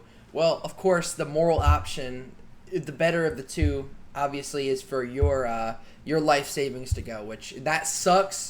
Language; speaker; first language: English; native; English